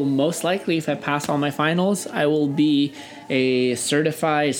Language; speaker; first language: English; early bilingual, other home language; Russian